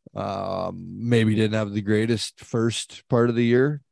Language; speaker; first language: English; native; English